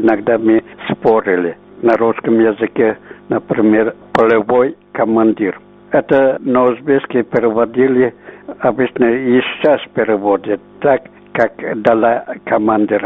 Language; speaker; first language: Russian; non-native, fluent; Uzbek